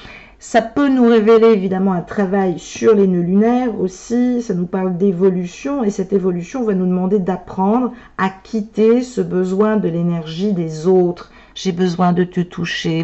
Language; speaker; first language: French; native; French